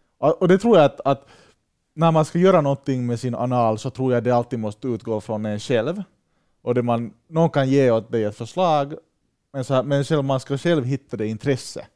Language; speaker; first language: Swedish; native; Swedish